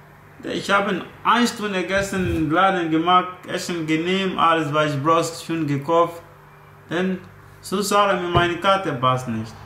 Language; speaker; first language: German; non-native, learner; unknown